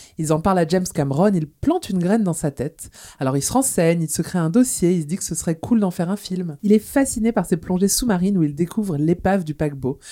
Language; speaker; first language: French; native; French